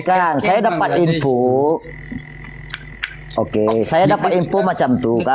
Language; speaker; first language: Malay; native; Malay